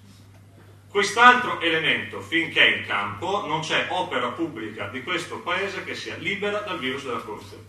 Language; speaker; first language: Italian; native; Italian